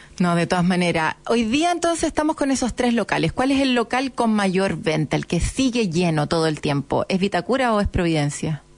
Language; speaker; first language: Spanish; native; Spanish